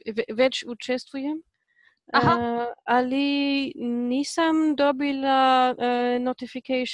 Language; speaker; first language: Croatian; non-native, learner; Polish